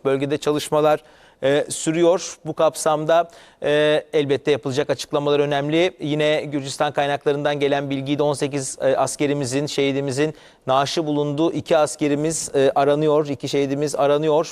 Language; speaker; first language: Turkish; native; Turkish